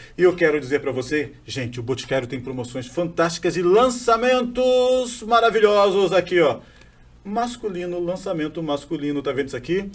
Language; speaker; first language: Portuguese; native; Portuguese